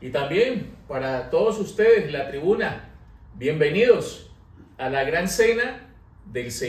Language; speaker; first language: Spanish; native; Spanish